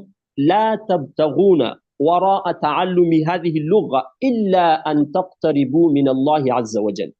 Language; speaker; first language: Arabic; non-native, fluent; Urdu